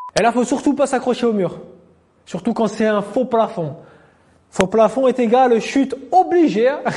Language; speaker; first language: French; non-native, local second language; Arabic